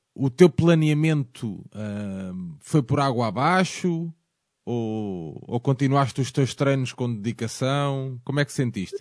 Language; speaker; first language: Portuguese; native; Portuguese